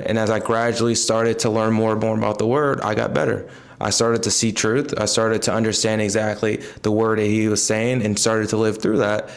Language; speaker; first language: English; native; English